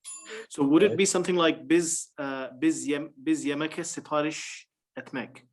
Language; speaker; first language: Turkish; non-native, learner; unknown